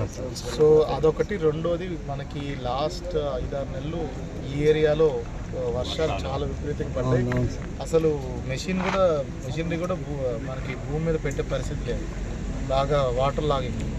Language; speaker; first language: Telugu; native; Telugu